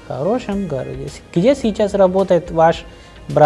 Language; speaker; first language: Russian; non-native, fluent; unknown